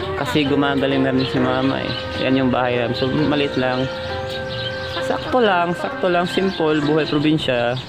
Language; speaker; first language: Filipino; non-native, local second language; Cebuano